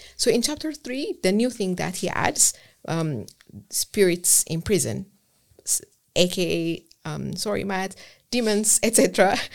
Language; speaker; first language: English; non-native, fluent; Amharic